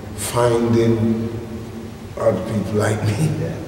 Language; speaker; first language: English; native; English